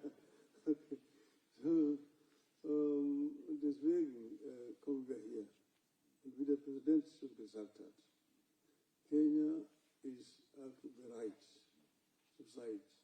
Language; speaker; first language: German; non-native, fluent; Luo (Kenya and Tanzania)